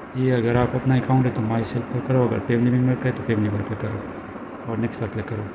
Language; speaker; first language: Urdu; non-native, local second language; Punjabi